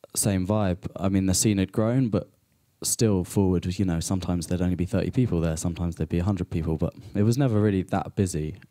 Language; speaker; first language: English; native; English